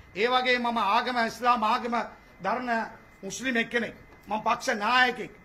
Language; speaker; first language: Sinhala; non-native, local second language; Tamil